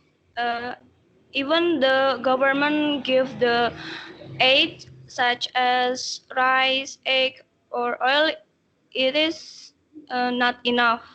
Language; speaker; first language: English; non-native, learner; Indonesian